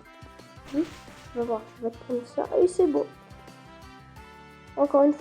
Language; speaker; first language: French; native; French